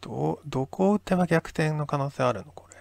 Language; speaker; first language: Japanese; native; Japanese